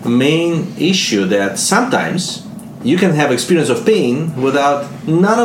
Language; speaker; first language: English; non-native, fluent; Russian